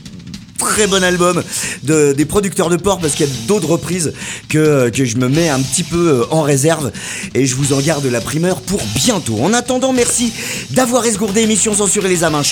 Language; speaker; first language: French; native; French